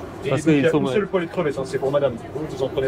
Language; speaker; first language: French; native; French